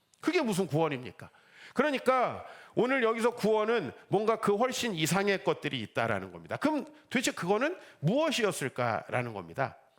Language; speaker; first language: Korean; native; Korean